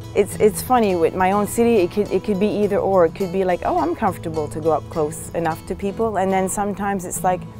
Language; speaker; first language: English; native; English